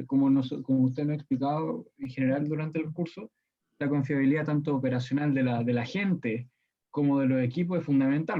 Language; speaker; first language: Spanish; native; Spanish